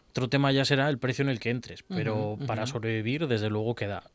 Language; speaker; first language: Spanish; native; Spanish